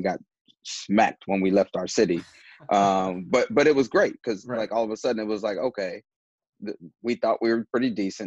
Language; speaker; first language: English; native; English